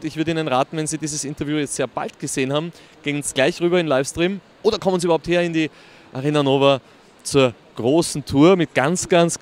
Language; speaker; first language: German; native; German